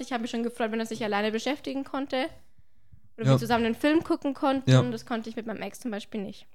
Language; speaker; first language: German; native; German